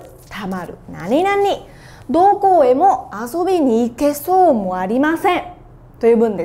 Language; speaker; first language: Japanese; non-native, fluent; Vietnamese